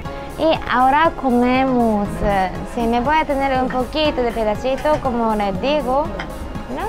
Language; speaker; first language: Spanish; non-native, learner; Japanese